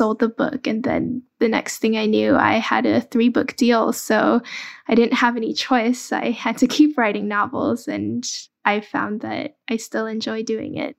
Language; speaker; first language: English; early bilingual, other home language; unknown